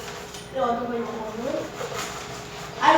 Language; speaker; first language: Spanish; native; Spanish